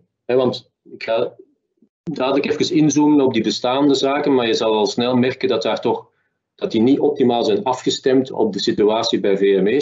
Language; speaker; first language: Dutch; native; Dutch